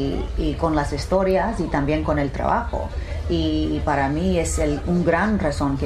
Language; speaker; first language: Spanish; early bilingual, heritage; English